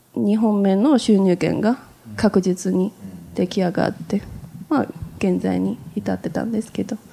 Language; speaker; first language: Japanese; non-native, fluent; Chinese